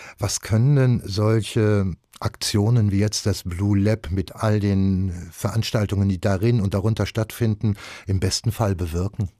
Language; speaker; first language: German; native; German